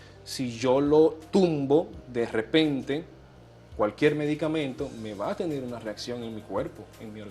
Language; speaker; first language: Spanish; native; Spanish